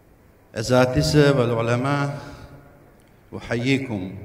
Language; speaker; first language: Arabic; non-native, fluent; Bosnian